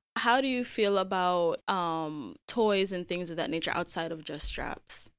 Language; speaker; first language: English; native; English